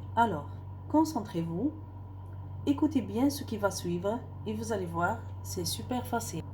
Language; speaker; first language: French; non-native, local second language; Arabic